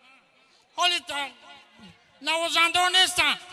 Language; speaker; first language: Russian; non-native, learner; Tajik